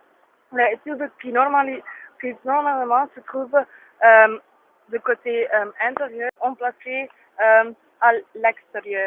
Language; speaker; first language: French; non-native, learner; Dutch